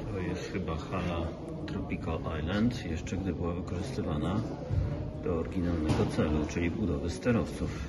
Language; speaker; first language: Polish; native; Polish